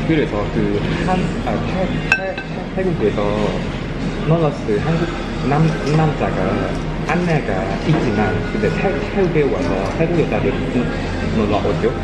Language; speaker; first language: Korean; non-native, learner; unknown